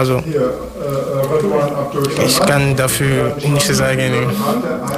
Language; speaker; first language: German; non-native, fluent; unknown